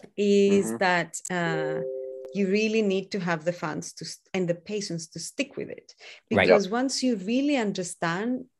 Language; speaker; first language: English; non-native, fluent; Greek